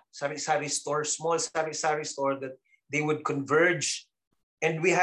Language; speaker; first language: English; non-native, local second language; Cebuano